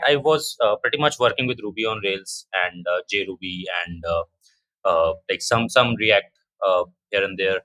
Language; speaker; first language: English; non-native, local second language; Hindi